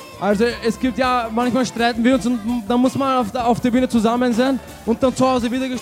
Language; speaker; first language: German; early bilingual, other home language; Turkish